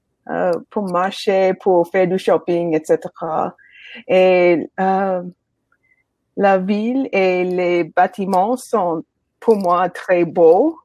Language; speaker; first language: French; non-native, learner; English